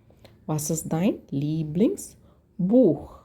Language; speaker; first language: German; non-native, learner; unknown